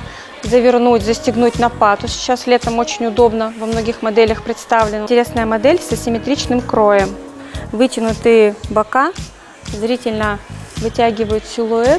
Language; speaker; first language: Russian; native; Russian